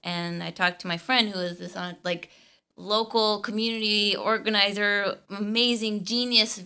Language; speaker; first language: English; native; English